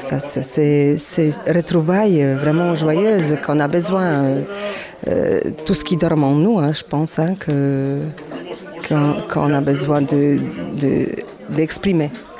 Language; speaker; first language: French; non-native, learner; Polish